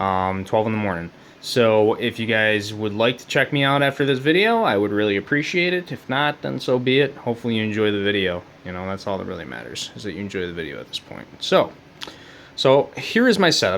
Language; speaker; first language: English; native; English